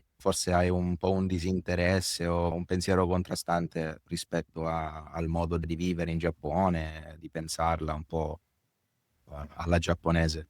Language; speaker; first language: Italian; native; Italian